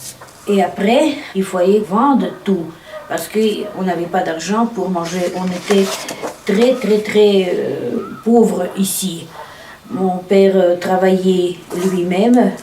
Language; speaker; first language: French; early bilingual, heritage; Russian